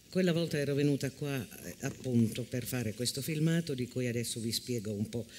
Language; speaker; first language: Italian; non-native, fluent; Finnish